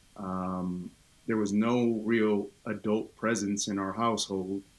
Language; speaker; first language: English; early bilingual, other home language; Tongan